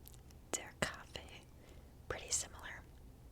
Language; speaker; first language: German; non-native, learner; English